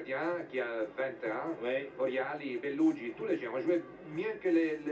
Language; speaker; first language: French; non-native, fluent; Italian